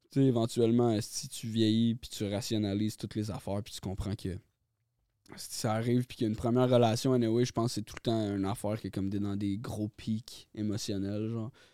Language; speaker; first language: French; native; French